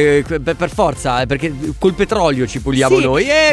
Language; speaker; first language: Italian; native; Italian